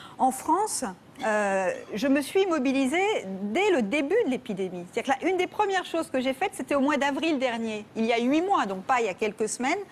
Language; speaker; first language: French; native; French